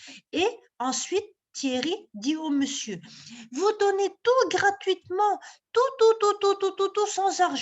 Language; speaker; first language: French; non-native, local second language; Arabic